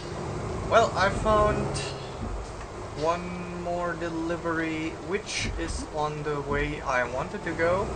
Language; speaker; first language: English; non-native, fluent; German